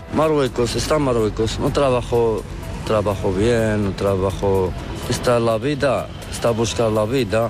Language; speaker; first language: Spanish; non-native, learner; Arabic